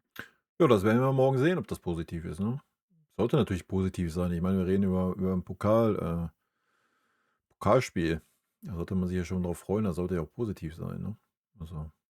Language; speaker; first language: German; native; German